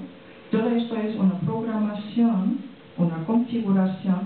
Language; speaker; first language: Spanish; non-native, fluent; French